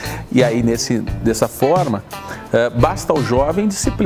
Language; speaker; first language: Portuguese; native; Portuguese